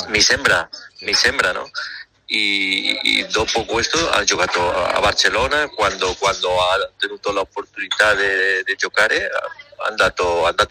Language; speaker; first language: Italian; non-native, learner; Spanish